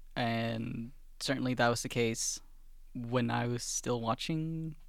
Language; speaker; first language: English; early bilingual, other home language; Swedish